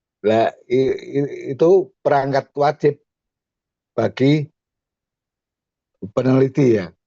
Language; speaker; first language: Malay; non-native, local second language; Javanese